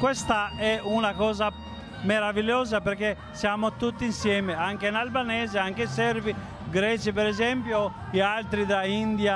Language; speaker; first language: Italian; non-native, fluent; Albanian